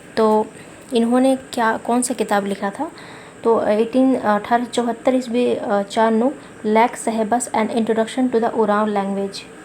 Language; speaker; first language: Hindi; non-native, local second language; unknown